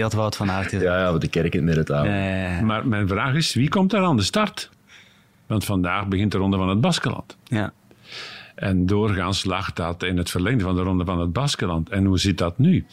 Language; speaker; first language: Dutch; native; Dutch